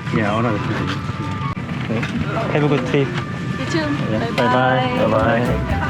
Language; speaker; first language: English; non-native, learner; Korean